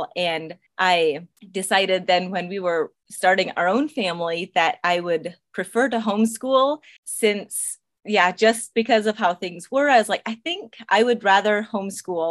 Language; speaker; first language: English; non-native, local second language; Pennsylvania German